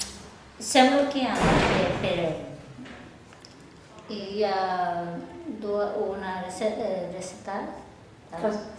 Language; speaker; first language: Catalan; non-native, learner; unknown